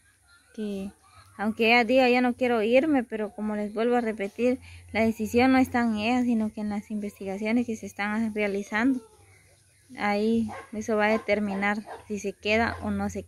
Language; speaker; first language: Spanish; native; Spanish